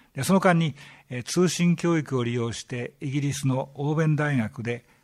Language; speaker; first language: Japanese; native; Japanese